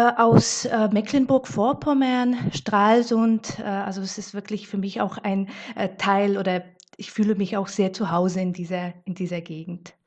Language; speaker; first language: German; non-native, fluent; Slovak